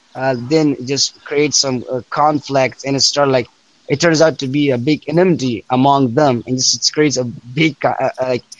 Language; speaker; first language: English; non-native, fluent; Persian